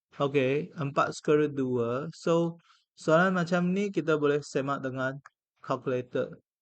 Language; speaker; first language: Malay; non-native, local second language; Chinese